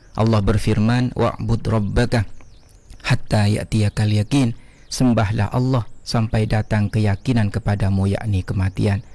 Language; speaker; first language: Indonesian; non-native, local second language; Madurese